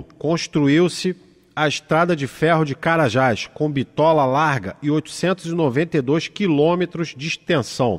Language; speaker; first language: Portuguese; native; Portuguese